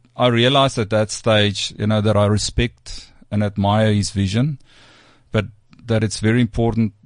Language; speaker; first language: English; non-native, local second language; Afrikaans